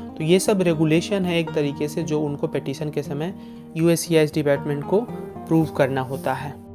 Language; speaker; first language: Hindi; native; Hindi